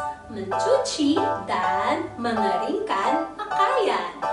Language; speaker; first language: Indonesian; non-native, learner; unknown